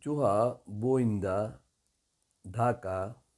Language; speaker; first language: Korean; non-native, learner; Bangla